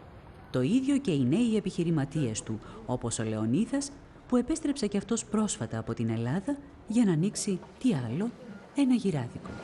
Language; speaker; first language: Greek; native; Greek